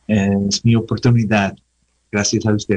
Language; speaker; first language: Spanish; non-native, learner; English